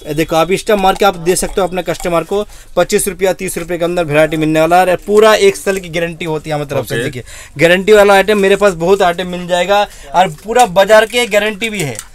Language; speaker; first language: Hindi; non-native, local second language; Bangla